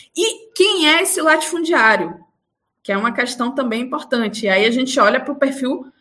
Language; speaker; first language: Portuguese; native; Portuguese